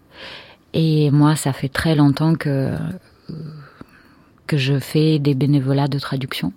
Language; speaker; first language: French; non-native, fluent; Russian